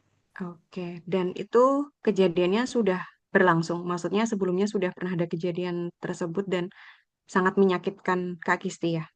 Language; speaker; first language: Indonesian; native; Indonesian